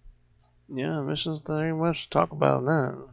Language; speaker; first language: English; native; English